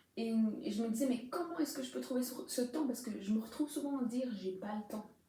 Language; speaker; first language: French; native; French